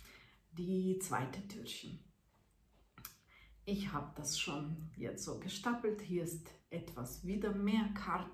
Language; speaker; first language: German; non-native, fluent; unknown